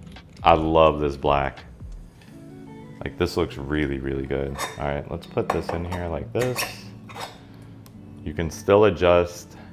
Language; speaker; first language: English; native; English